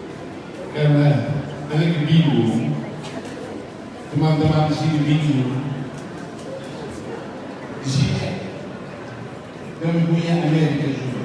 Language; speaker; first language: Indonesian; non-native, fluent; Tetum